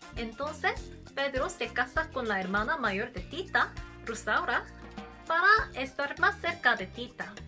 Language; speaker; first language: Spanish; non-native, learner; Korean